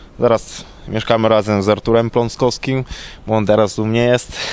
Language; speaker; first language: Polish; non-native, learner; Ukrainian